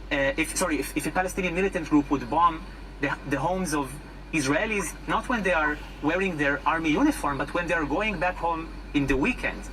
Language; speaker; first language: English; non-native, fluent; Hebrew